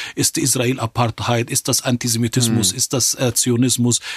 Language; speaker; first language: German; non-native, fluent; Arabic